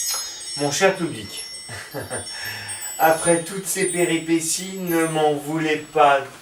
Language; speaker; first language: French; native; French